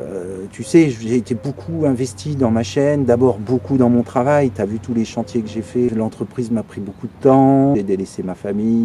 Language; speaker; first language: French; native; French